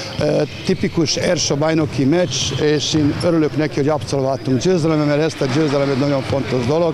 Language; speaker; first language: Hungarian; non-native, learner; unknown